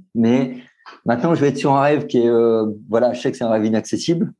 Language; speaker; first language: French; native; French